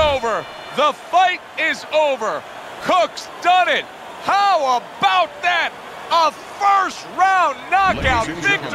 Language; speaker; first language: English; native; English